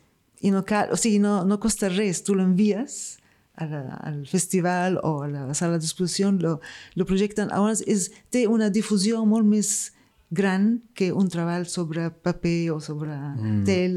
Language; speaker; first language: Catalan; non-native, fluent; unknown